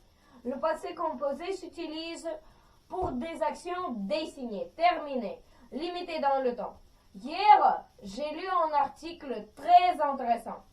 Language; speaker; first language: French; non-native, fluent; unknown